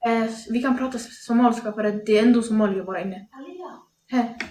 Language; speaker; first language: Swedish; early bilingual, other home language; Somali